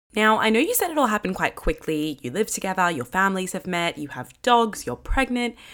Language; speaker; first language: English; native; English